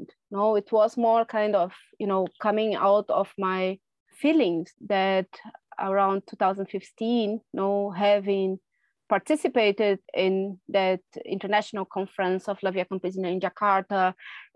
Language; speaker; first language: English; non-native, fluent; Portuguese